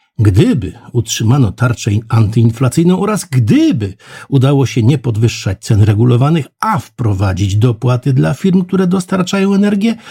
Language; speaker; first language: Polish; native; Polish